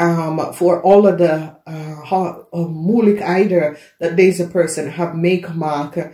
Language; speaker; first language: Dutch; non-native, learner; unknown